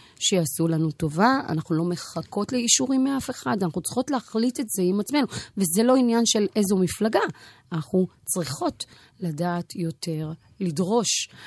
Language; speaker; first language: Hebrew; early bilingual, other home language; Amharic